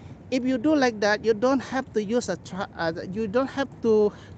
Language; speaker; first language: English; non-native, local second language; Malay